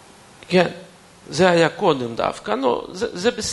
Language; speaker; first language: Hebrew; non-native, fluent; Russian